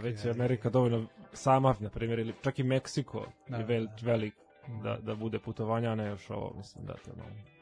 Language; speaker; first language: Serbian; native; Serbian